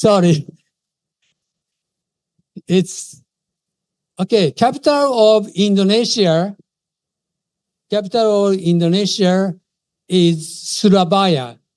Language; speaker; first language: English; non-native, fluent; Japanese